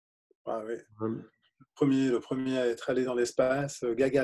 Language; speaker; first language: French; native; French